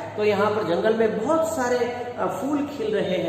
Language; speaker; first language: Hindi; non-native, local second language; Kannada